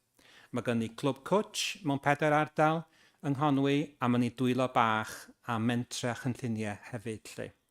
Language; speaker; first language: Welsh; native; Welsh